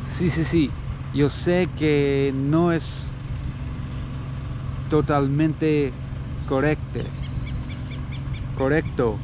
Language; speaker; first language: Spanish; non-native, learner; English